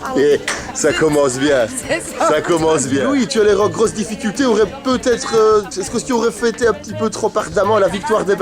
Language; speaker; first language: French; native; French